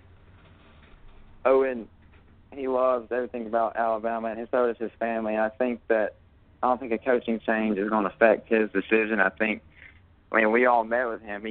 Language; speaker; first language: English; native; English